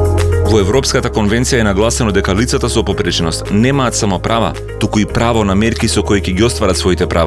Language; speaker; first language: Macedonian; native; Macedonian